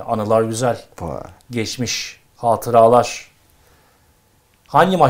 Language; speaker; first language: Turkish; native; Turkish